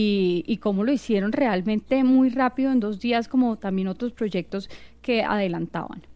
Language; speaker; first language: Spanish; native; Spanish